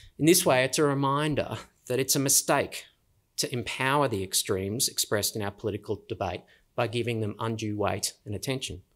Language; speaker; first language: English; native; English